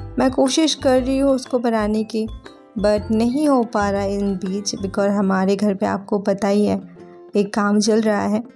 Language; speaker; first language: Hindi; native; Hindi